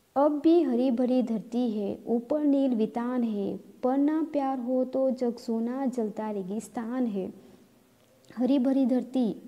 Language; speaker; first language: Hindi; non-native, local second language; Gamit